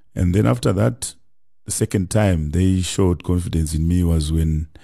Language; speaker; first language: English; non-native, local second language; Shona